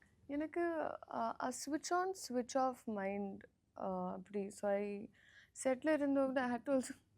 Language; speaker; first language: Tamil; non-native, learner; Telugu